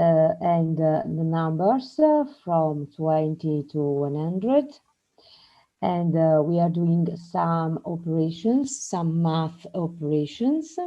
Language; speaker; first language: English; non-native, learner; Italian